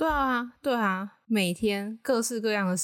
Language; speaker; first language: Chinese; native; Chinese